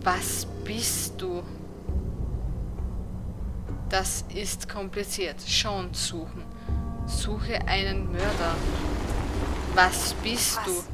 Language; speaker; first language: German; native; German